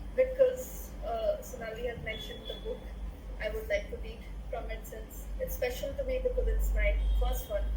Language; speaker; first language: English; non-native, local second language; Hindi